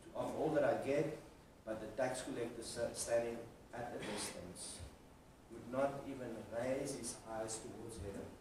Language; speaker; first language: English; non-native, local second language; Afrikaans